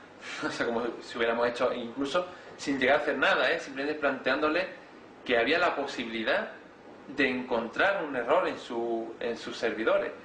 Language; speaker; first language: Spanish; native; Spanish